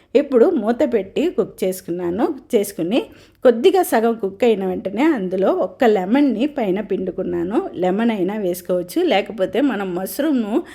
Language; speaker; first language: Telugu; non-native, local second language; Tamil